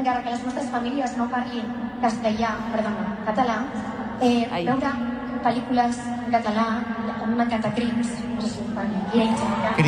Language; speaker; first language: Catalan; non-native, local second language; Spanish